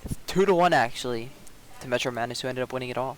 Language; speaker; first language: English; native; English